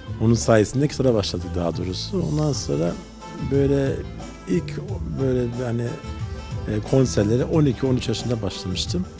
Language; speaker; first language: Turkish; early bilingual, heritage; Turkish